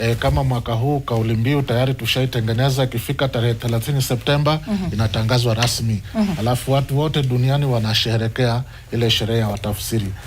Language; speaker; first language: Swahili; non-native, local second language; Giryama